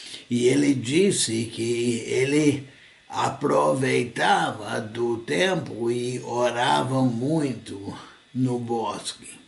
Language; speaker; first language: Portuguese; non-native, fluent; English